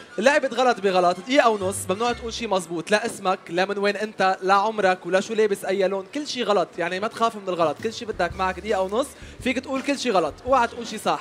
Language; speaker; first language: Arabic; native; Arabic